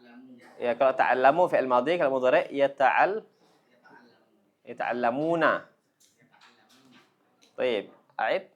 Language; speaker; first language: Arabic; non-native, fluent; Indonesian